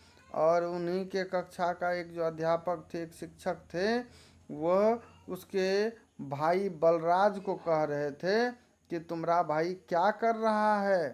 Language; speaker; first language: Hindi; native; Hindi